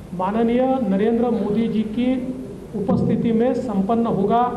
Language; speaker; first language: Hindi; non-native, local second language; Marathi